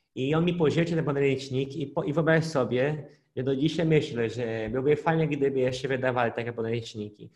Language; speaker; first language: Polish; non-native, fluent; Portuguese